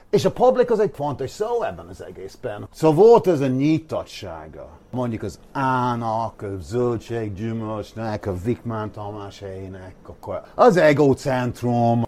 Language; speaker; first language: Hungarian; non-native, fluent; English